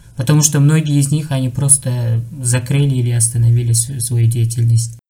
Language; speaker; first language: Russian; non-native, local second language; Uzbek